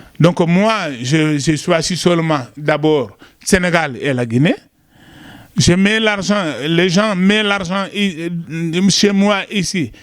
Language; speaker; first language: French; non-native, local second language; Wolof